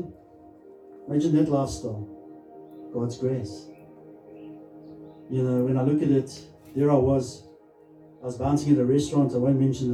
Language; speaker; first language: English; native; English